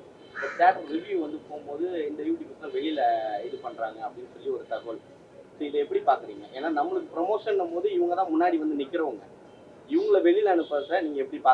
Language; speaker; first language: Tamil; native; Tamil